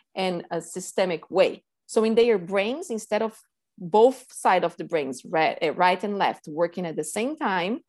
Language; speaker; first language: English; non-native, fluent; Portuguese